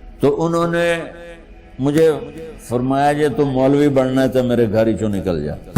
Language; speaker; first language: Urdu; non-native, local second language; Punjabi